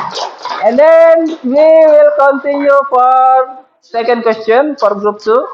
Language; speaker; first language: English; non-native, fluent; Indonesian